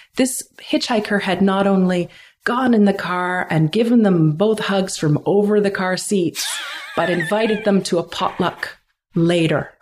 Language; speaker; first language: English; native; English